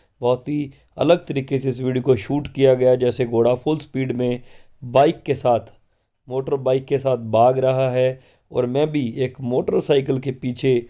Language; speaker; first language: Hindi; non-native, local second language; Punjabi